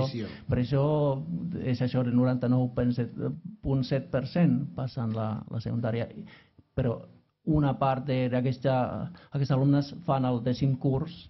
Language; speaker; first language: Catalan; non-native, fluent; Finnish